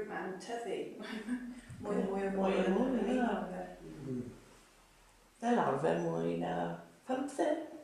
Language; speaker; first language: Welsh; non-native, learner; English